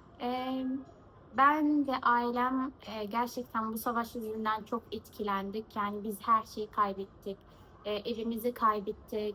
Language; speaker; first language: Turkish; non-native, fluent; Arabic